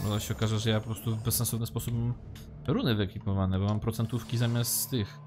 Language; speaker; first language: Polish; native; Polish